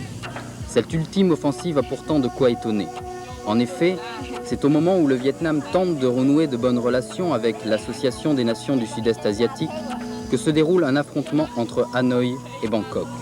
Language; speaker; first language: French; native; French